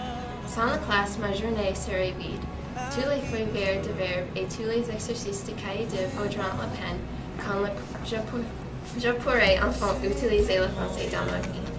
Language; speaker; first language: French; non-native, learner; English